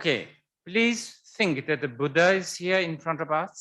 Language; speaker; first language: English; non-native, fluent; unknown